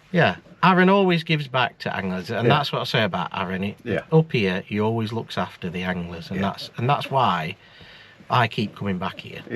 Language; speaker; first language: English; native; English